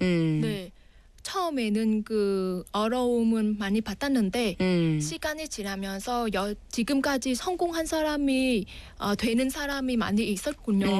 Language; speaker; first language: Korean; non-native, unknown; Vietnamese